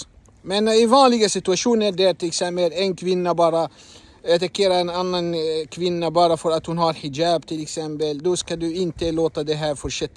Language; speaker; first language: Swedish; non-native, fluent; Arabic